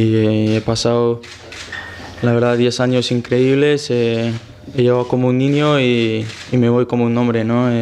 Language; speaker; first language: Spanish; non-native, fluent; French